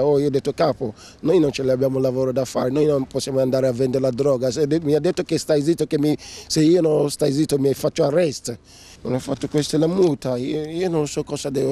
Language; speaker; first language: Italian; non-native, learner; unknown